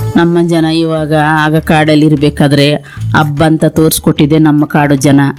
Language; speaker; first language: Kannada; non-native, local second language; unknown